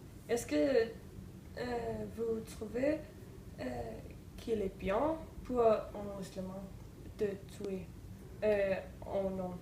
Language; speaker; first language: French; non-native, learner; Danish